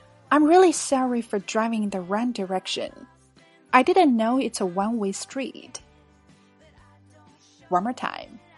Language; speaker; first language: English; non-native, fluent; Chinese